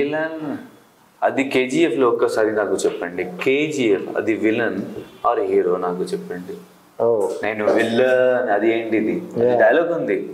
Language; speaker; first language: Telugu; non-native, learner; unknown